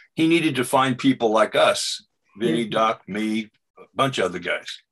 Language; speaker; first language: English; native; English